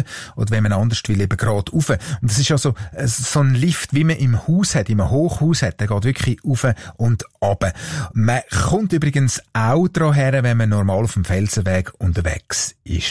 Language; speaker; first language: German; native; German